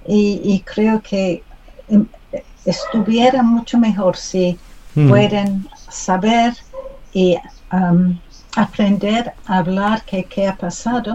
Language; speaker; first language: Spanish; non-native, learner; English